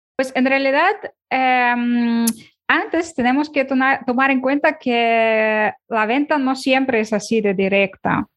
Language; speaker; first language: Spanish; non-native, fluent; Ukrainian